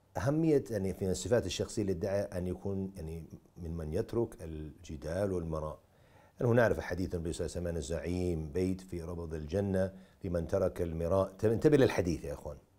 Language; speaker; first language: Arabic; non-native, fluent; English